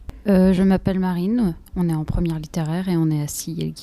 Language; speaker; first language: French; native; French